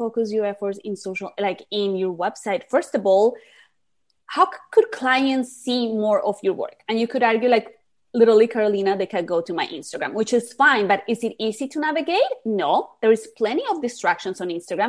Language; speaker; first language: English; non-native, fluent; Spanish